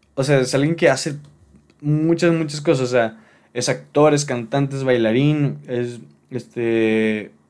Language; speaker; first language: Spanish; native; Spanish